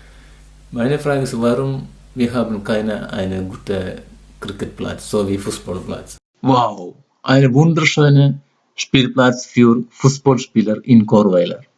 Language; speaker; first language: German; non-native, learner; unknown